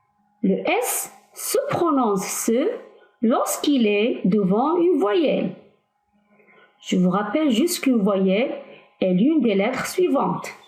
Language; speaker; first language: French; non-native, local second language; Arabic